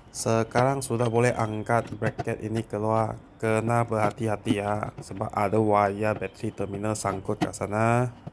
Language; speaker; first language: Malay; non-native, local second language; Chinese